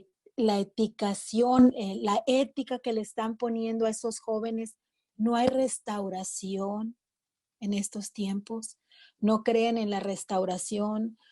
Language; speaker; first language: Spanish; native; Spanish